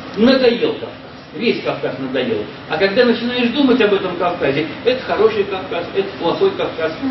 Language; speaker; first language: Russian; native; Russian